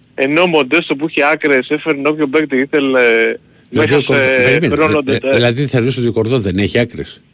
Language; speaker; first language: Greek; native; Greek